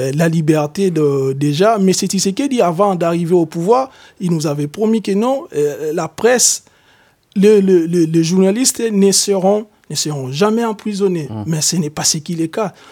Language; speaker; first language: French; non-native, local second language; Lingala